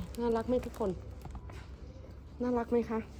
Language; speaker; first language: Thai; native; Thai